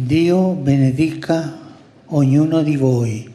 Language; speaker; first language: Italian; non-native, fluent; Spanish